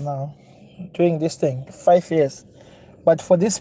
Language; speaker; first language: English; non-native, local second language; Shona